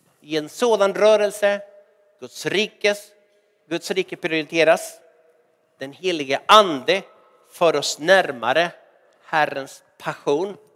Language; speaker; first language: Swedish; non-native, fluent; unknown